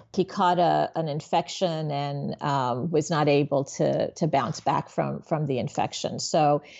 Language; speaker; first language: English; native; English